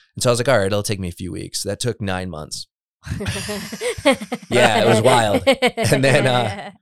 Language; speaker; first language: English; native; English